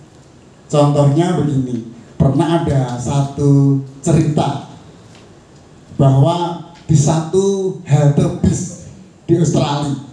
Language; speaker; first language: Indonesian; native; Indonesian